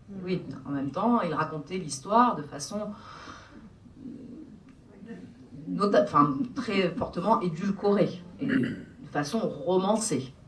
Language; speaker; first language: French; native; French